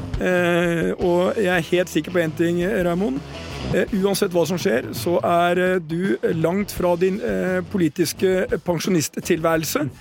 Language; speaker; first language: Norwegian; native; Norwegian